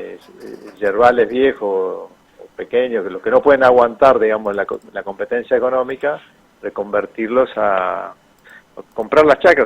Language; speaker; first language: Spanish; native; Spanish